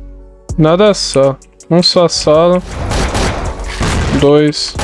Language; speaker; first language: Portuguese; native; Portuguese